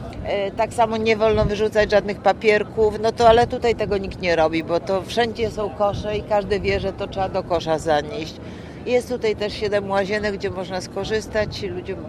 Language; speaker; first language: Polish; native; Polish